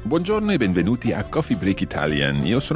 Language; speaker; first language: Italian; non-native, fluent; English